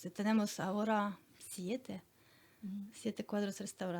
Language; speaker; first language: Spanish; non-native, learner; Ukrainian